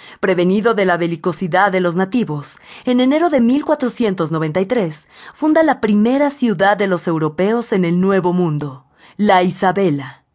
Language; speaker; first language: Spanish; native; Spanish